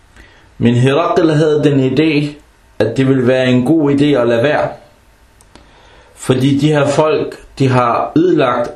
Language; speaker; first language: Danish; early bilingual, other home language; Arabic